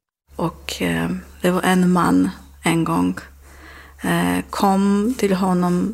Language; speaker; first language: Swedish; non-native, learner; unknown